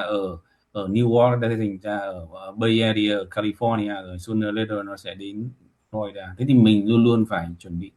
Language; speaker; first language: Vietnamese; native; Vietnamese